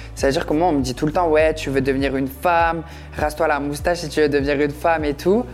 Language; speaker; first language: French; native; French